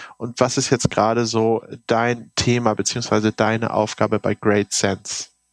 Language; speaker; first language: German; native; German